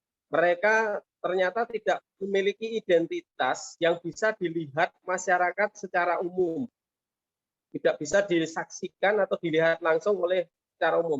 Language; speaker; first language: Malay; non-native, local second language; Javanese